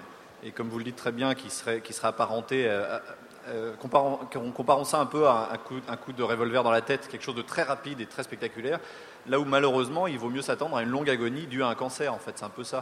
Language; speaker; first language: French; native; French